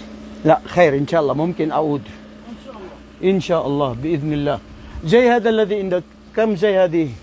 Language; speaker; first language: Arabic; non-native, learner; Maranao